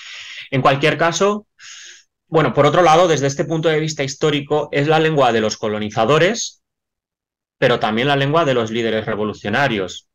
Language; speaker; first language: Spanish; native; Spanish